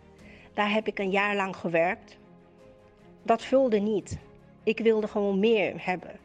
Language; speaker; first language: Dutch; native; Dutch